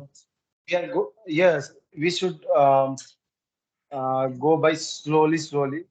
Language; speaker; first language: English; non-native, learner; Hindi